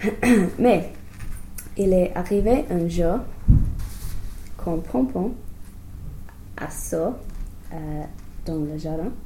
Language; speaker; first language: French; non-native, learner; English